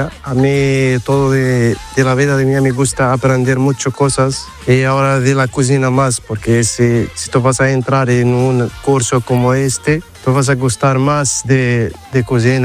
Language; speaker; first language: Spanish; non-native, learner; Arabic